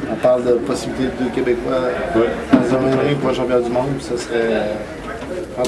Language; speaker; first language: French; native; French